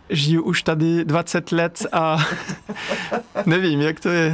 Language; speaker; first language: Czech; non-native, fluent; French